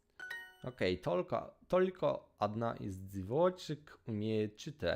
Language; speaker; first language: Russian; non-native, learner; Polish